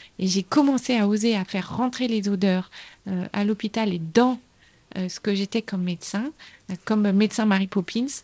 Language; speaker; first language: French; native; French